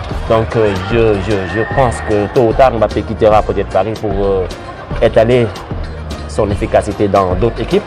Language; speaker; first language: French; non-native, local second language; Wolof